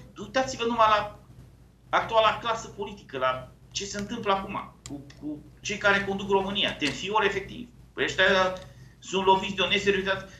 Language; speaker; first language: Romanian; native; Romanian